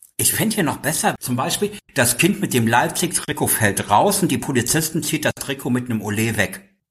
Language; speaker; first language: German; native; German